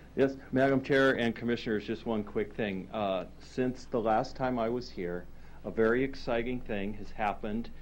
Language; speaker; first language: English; native; English